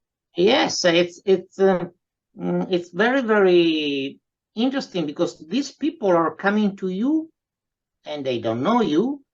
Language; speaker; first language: English; non-native, fluent; Italian